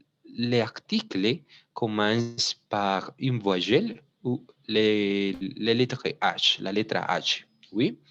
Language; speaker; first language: French; non-native, learner; Spanish